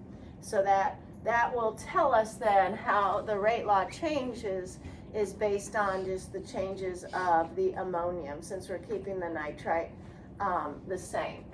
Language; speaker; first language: English; native; English